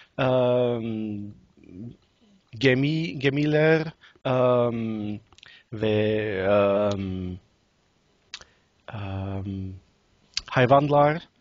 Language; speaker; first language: Turkish; non-native, learner; English